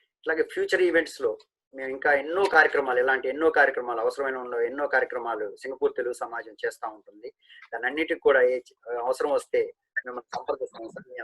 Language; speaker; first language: Telugu; native; Telugu